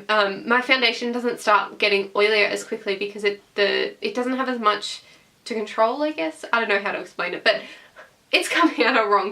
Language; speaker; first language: English; native; English